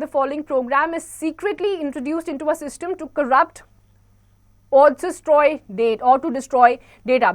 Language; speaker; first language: English; non-native, local second language; Hindi